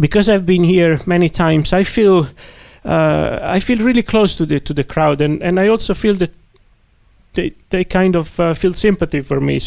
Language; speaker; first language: English; non-native, fluent; Italian